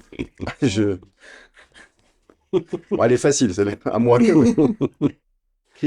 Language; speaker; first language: French; native; French